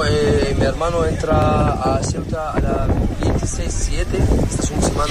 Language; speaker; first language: Spanish; non-native, learner; Arabic